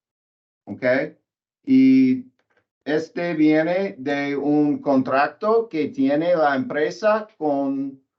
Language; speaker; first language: Spanish; non-native, learner; English